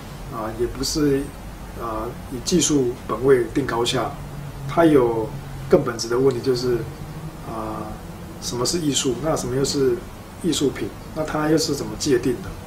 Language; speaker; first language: Chinese; native; Chinese